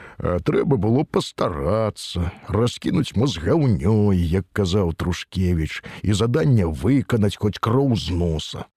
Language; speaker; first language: Belarusian; native; Belarusian